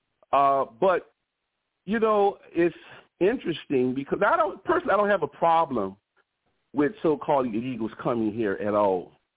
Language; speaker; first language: English; native; English